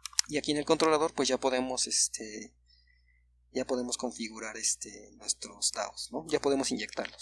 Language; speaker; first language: Spanish; native; Spanish